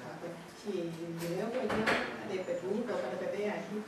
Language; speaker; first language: Spanish; non-native, learner; Chinese